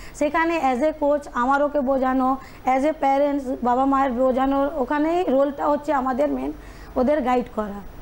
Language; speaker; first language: Bangla; non-native, local second language; Hindi